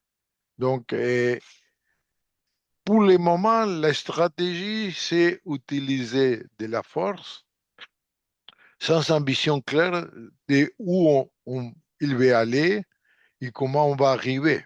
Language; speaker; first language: French; non-native, fluent; Portuguese